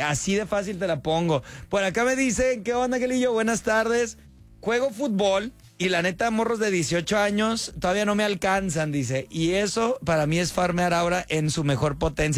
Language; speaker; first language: Spanish; native; Spanish